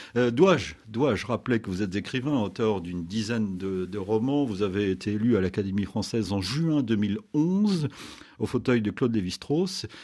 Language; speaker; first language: French; native; French